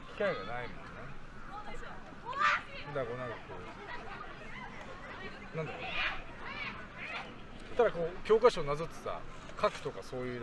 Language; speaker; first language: Japanese; native; Japanese